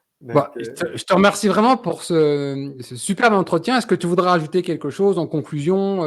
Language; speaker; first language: French; native; French